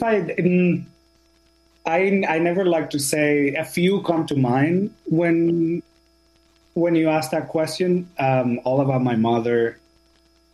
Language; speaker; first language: English; non-native, fluent; Spanish